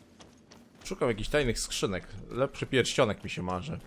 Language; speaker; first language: Polish; native; Polish